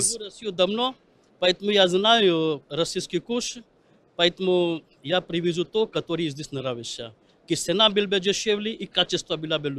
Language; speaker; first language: Russian; non-native, learner; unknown